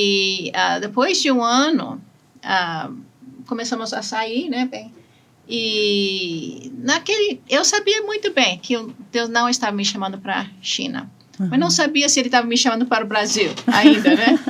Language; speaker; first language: Portuguese; non-native, fluent; English